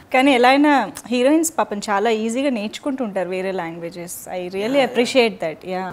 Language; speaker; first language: Telugu; native; Telugu